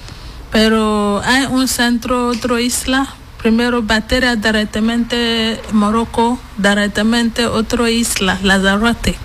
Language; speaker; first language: Spanish; non-native, learner; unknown